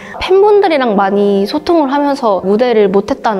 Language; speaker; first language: Korean; native; Korean